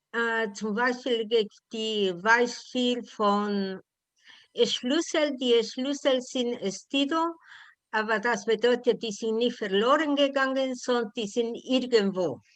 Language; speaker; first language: German; non-native, learner; Spanish